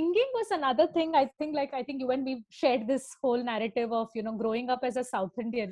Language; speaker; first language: English; non-native, local second language; Tamil